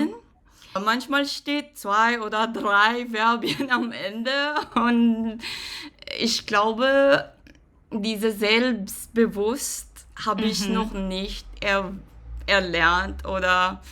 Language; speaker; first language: German; non-native, learner; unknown